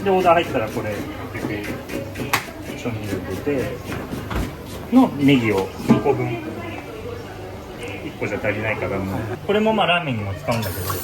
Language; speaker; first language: Japanese; native; Japanese